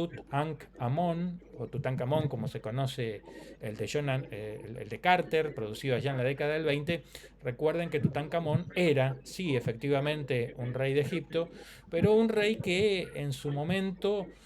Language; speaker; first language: Spanish; native; Spanish